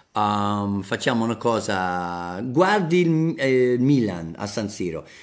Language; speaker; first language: Italian; non-native, fluent; English